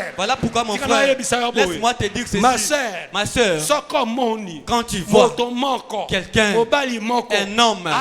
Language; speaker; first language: French; non-native, local second language; Lingala